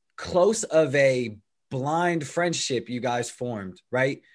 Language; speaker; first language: English; native; English